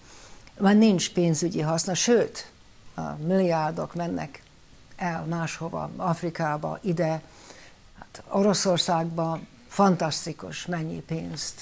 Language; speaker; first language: Hungarian; early bilingual, heritage; Hungarian